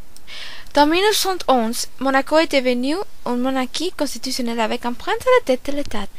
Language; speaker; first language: French; non-native, learner; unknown